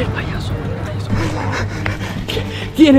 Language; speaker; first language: Spanish; native; Spanish